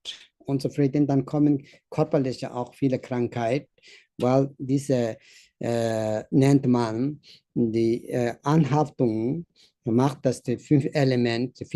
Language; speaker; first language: German; non-native, learner; Tibetan